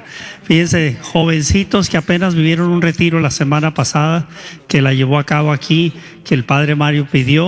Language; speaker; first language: Spanish; native; Spanish